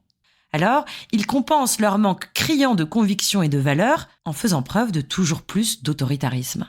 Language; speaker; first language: French; native; French